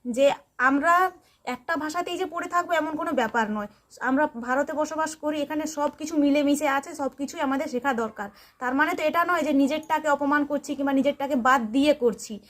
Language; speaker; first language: Bangla; non-native, local second language; Santali